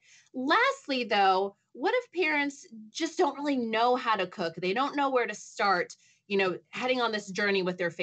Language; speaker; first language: English; native; English